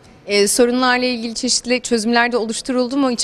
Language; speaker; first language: Turkish; native; Turkish